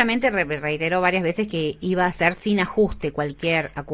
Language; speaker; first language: Spanish; native; Spanish